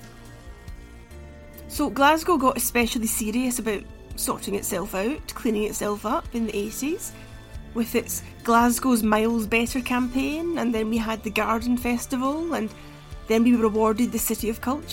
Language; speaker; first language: English; native; English